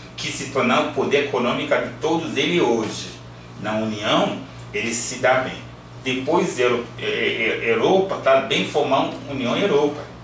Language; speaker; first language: Portuguese; non-native, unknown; Yoruba